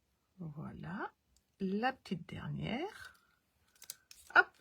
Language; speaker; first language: French; native; French